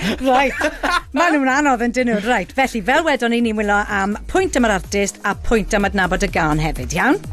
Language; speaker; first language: Welsh; native; Welsh